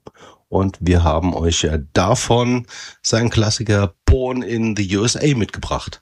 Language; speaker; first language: German; native; German